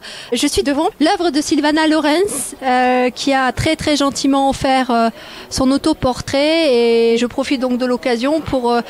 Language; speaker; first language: French; native; French